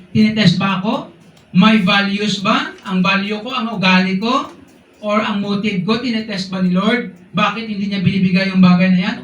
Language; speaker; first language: Filipino; non-native, local second language; Hiligaynon